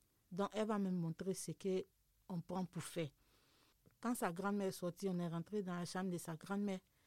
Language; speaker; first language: French; non-native, local second language; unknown